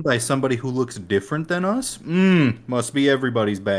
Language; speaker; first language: English; native; English